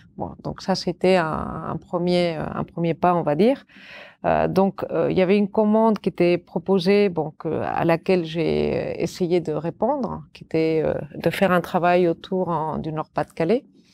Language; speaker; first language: French; non-native, fluent; Catalan